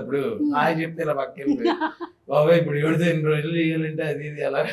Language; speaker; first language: Telugu; native; Telugu